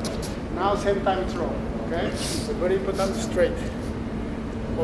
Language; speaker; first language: English; non-native, learner; Spanish